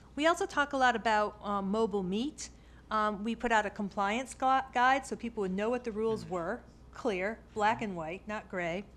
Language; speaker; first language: English; native; English